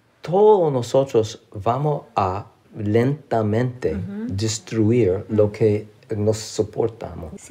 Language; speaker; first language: Spanish; non-native, learner; English